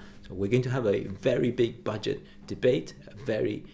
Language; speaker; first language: English; native; English